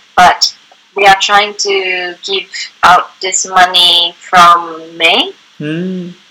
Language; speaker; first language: English; non-native, fluent; Japanese